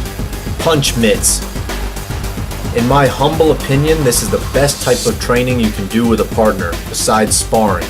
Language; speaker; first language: English; native; English